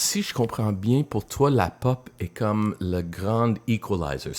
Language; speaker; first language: French; non-native, local second language; English